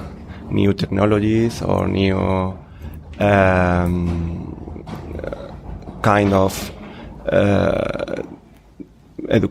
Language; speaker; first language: English; non-native, learner; Spanish